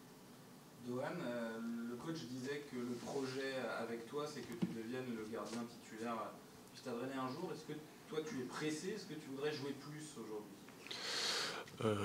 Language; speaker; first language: French; native; French